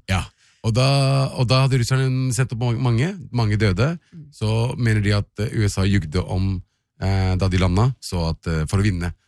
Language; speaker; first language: Norwegian; early bilingual, other home language; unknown